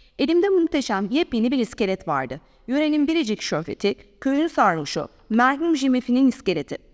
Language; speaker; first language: Turkish; native; Turkish